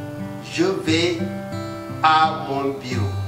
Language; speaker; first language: French; non-native, fluent; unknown